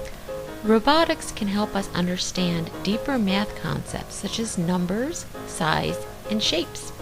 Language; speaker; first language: English; native; English